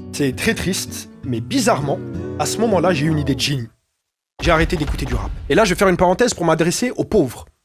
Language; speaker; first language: French; non-native, local second language; Arabic